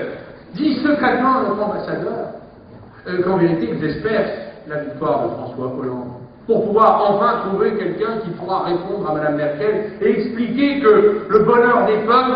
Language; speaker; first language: French; native; French